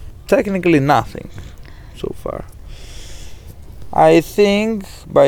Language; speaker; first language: English; non-native, fluent; Greek